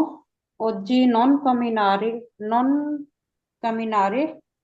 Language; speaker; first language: Italian; non-native, learner; Urdu